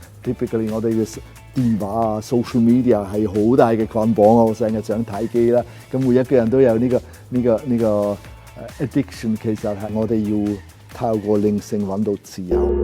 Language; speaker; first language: Cantonese; non-native, fluent; German